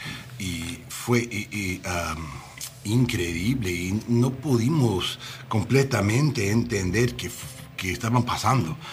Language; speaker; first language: Spanish; non-native, learner; English